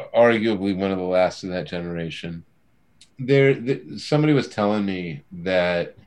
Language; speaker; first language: English; native; English